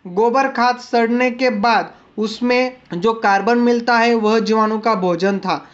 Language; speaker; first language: Hindi; non-native, local second language; Marathi